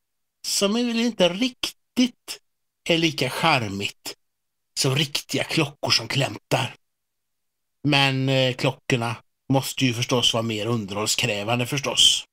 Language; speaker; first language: Swedish; native; Swedish